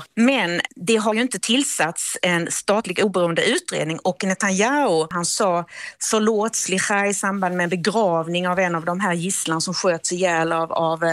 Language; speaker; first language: Swedish; native; Swedish